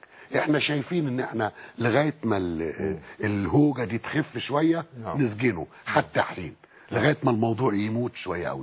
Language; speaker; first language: Arabic; native; Arabic